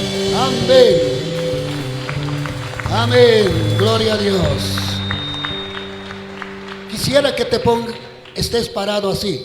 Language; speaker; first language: Spanish; native; Spanish